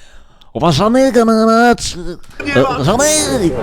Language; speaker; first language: French; native; French